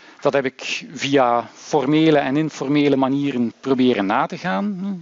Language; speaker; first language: Dutch; native; Dutch